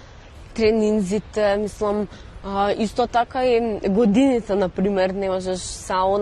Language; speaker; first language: Macedonian; non-native, local second language; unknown